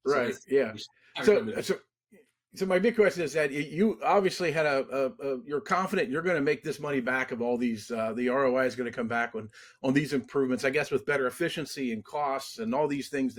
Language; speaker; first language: English; native; English